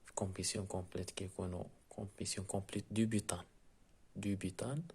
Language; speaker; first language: French; non-native, local second language; Arabic